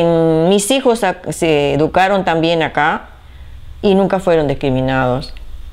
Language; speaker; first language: Spanish; early bilingual, other home language; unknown